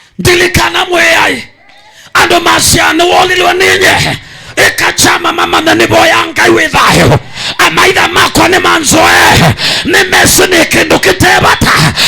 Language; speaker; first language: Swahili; non-native, local second language; Kamba